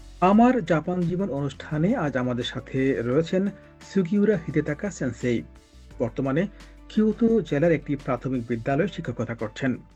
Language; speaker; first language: Bangla; native; Bangla